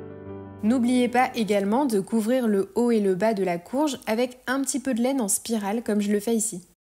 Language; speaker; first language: French; native; French